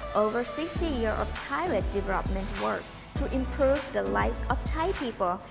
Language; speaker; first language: English; non-native, fluent; Thai